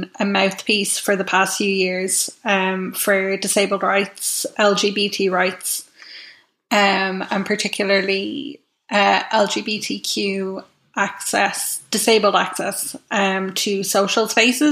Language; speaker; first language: English; native; English